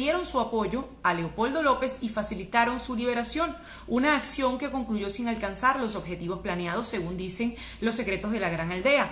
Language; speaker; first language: Spanish; native; Spanish